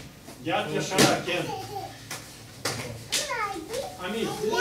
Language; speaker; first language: Hebrew; non-native, learner; Russian